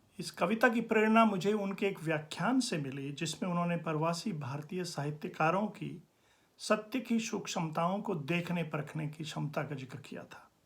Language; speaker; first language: Hindi; native; Hindi